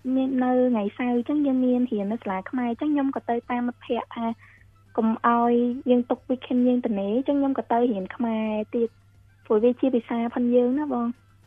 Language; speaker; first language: Khmer; early bilingual, heritage; Khmer